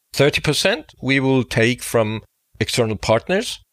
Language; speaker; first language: English; non-native, fluent; Danish